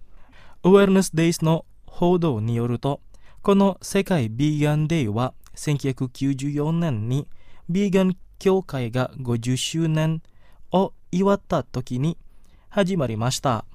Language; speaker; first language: Japanese; non-native, fluent; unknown